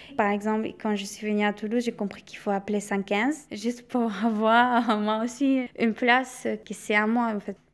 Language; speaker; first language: French; non-native, fluent; Albanian